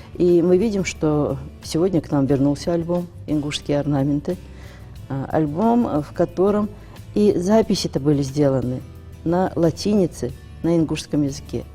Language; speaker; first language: Russian; non-native, local second language; Ingush